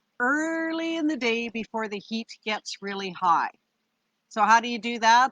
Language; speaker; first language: English; native; English